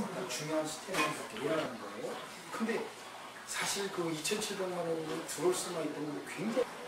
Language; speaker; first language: Korean; non-native, fluent; Kyrgyz